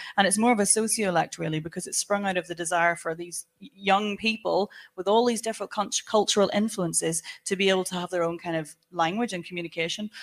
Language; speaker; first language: English; native; English